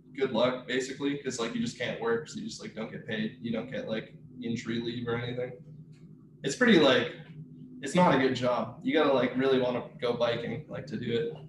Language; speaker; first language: English; native; English